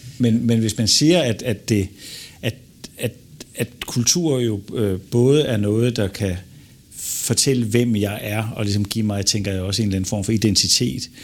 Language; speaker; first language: Danish; native; Danish